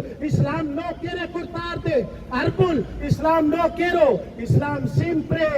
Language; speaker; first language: Spanish; non-native, learner; Urdu